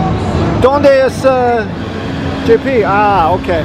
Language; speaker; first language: Spanish; non-native, learner; English